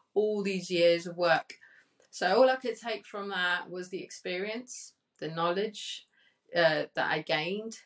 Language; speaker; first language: English; early bilingual, other home language; Spanish